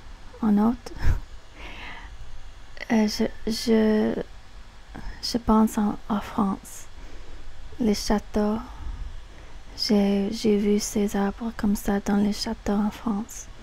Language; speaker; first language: French; non-native, learner; English